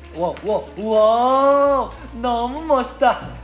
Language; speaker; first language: Korean; non-native, fluent; English